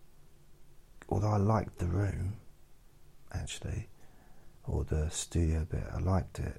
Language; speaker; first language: English; native; English